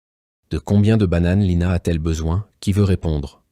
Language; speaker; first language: French; non-native, local second language; Arabic